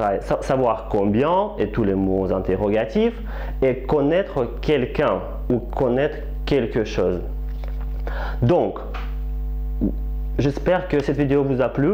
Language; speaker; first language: French; non-native, fluent; Russian